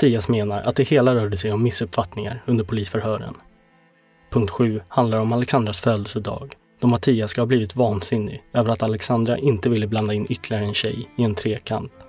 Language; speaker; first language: Swedish; native; Swedish